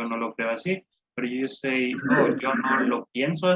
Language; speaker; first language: Spanish; non-native, fluent; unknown